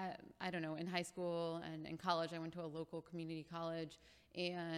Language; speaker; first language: English; native; English